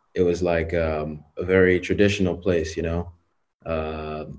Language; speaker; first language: English; native; English